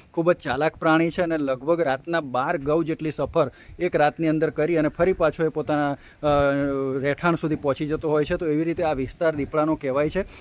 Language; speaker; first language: Gujarati; native; Gujarati